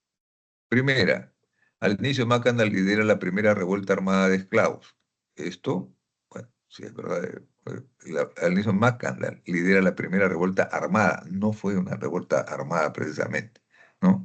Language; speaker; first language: Spanish; native; Spanish